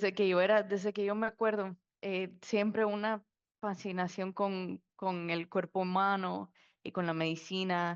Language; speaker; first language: Spanish; early bilingual, heritage; Spanish